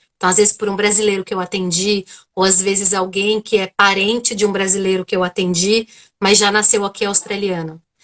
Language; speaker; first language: Portuguese; native; Portuguese